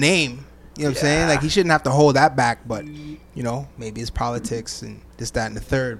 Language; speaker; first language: English; non-native, fluent; Arabic